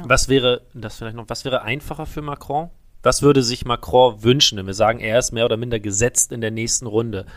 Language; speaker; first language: German; native; German